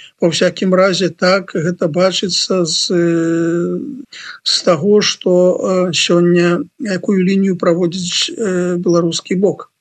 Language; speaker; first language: Belarusian; non-native, local second language; Russian